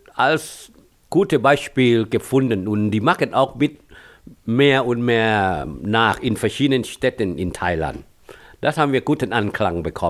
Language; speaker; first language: German; non-native, fluent; Thai